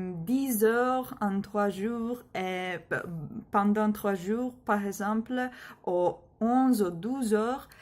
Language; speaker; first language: French; non-native, learner; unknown